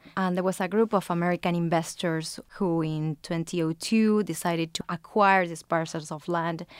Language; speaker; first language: English; non-native, fluent; Spanish